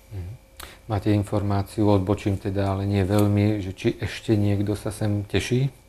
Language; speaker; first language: Slovak; native; Slovak